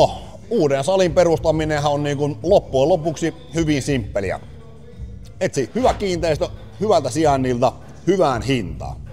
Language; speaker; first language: Finnish; native; Finnish